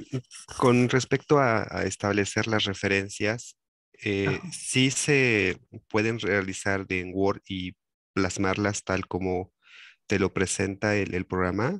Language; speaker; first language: Spanish; native; Spanish